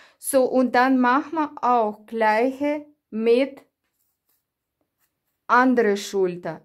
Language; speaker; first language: German; non-native, learner; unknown